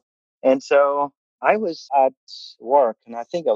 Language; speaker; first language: English; non-native, local second language; Malayalam